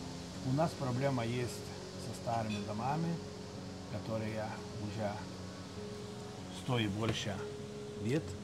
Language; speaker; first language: Russian; non-native, local second language; Lithuanian